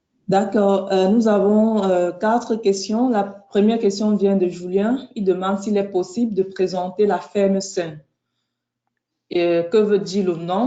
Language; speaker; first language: French; native; French